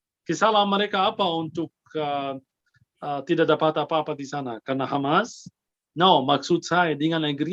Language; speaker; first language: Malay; non-native, fluent; Arabic